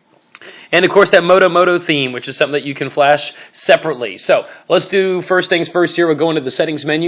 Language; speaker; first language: English; native; English